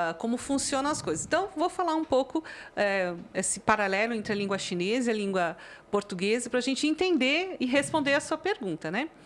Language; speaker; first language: Portuguese; early bilingual, other home language; Chinese